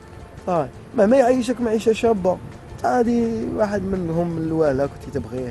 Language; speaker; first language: Arabic; native; Arabic